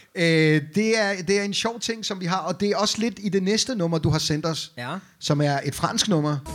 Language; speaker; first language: Danish; non-native, fluent; Arabic